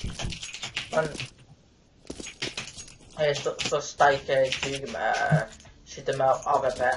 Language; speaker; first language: Swedish; non-native, learner; Norwegian